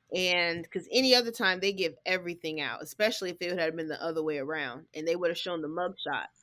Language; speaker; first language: English; native; English